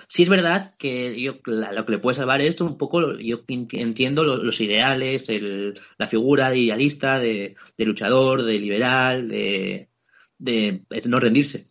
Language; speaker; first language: Spanish; native; Spanish